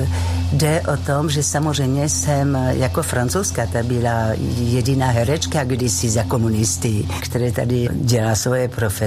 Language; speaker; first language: Czech; non-native, learner; French